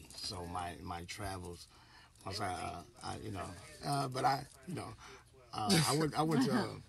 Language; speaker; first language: English; native; English